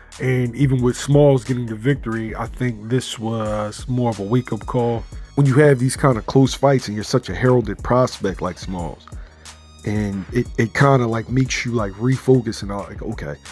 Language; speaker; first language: English; native; English